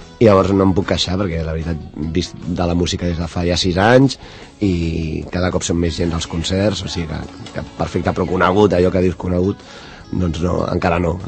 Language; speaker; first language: Catalan; non-native, local second language; Spanish